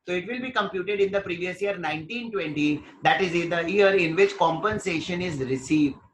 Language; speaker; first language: English; non-native, local second language; Hindi